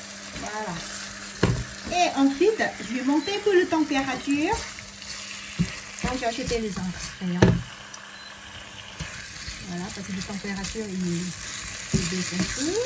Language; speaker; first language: French; non-native, learner; Thai